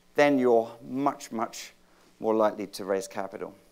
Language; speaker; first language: English; native; English